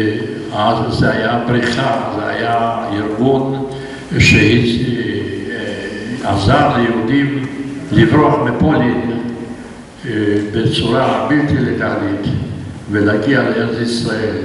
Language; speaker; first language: Hebrew; non-native, fluent; Polish